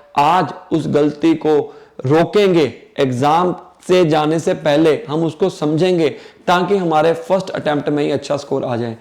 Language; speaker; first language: Hindi; non-native, local second language; Punjabi